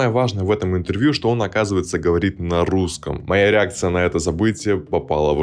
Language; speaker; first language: Russian; native; Russian